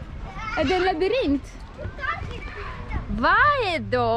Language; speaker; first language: Swedish; non-native, fluent; Indonesian